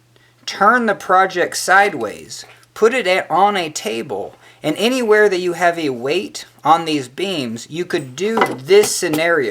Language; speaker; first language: English; native; English